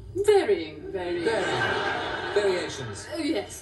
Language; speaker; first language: English; native; English